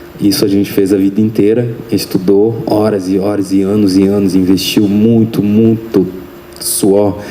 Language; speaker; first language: Portuguese; non-native, fluent; French